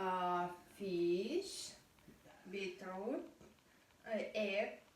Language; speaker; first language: English; non-native, learner; Russian